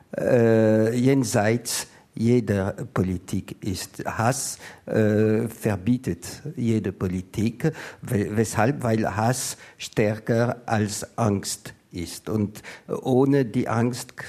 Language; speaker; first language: German; non-native, learner; French